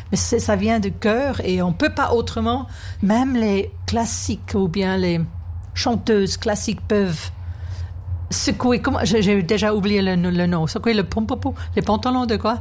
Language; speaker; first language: French; non-native, fluent; German